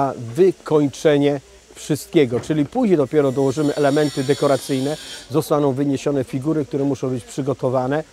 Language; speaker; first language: Polish; native; Polish